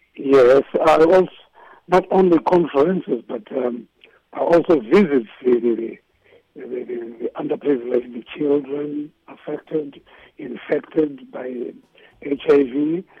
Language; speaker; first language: English; non-native, local second language; Shona